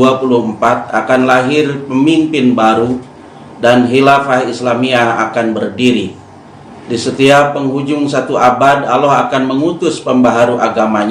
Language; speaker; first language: Indonesian; native; Indonesian